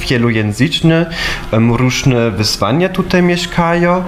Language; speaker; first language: Polish; non-native, fluent; German